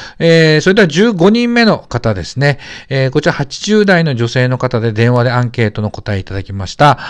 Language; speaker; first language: Japanese; native; Japanese